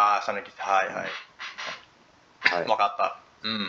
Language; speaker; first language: Japanese; non-native, learner; English